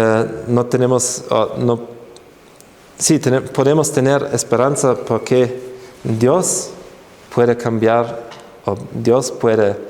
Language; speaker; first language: Spanish; non-native, fluent; German